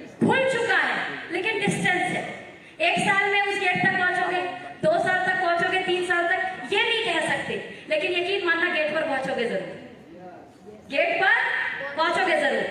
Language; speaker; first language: Hindi; native; Hindi